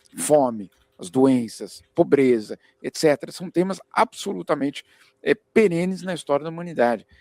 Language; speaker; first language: Portuguese; early bilingual, other home language; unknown